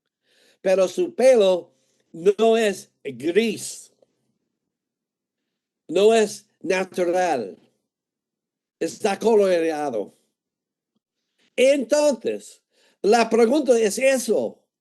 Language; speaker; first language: Spanish; non-native, fluent; English